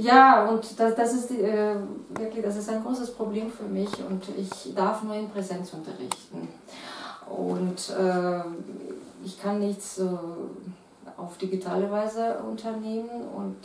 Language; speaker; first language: German; non-native, fluent; Russian